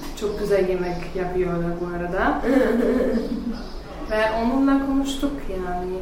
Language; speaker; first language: Turkish; non-native, learner; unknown